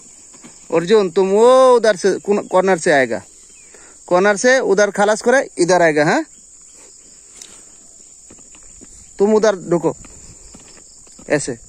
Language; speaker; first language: Hindi; non-native, learner; Bangla